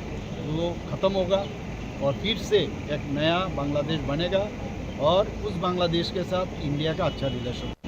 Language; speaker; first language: Hindi; non-native, local second language; Bangla